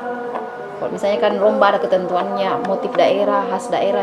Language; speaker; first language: Indonesian; native; Indonesian